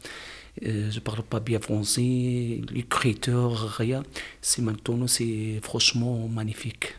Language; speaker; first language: French; non-native, learner; Arabic